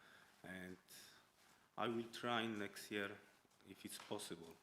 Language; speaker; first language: English; non-native, learner; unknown